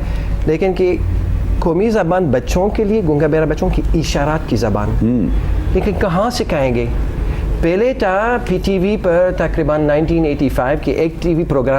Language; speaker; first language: Hindi; non-native, learner; English